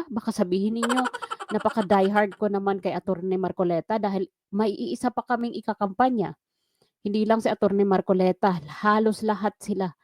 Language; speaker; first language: Filipino; non-native, local second language; Waray